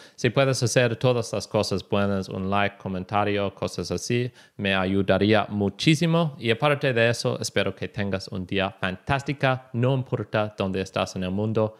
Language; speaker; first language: Spanish; non-native, learner; English